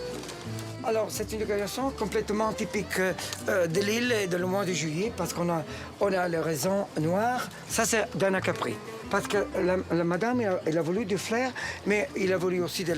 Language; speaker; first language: French; non-native, learner; Italian